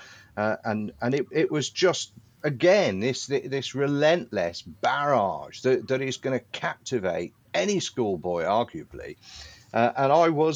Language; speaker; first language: English; native; English